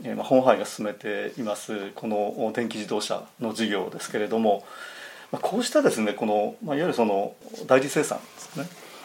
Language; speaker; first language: Japanese; native; Japanese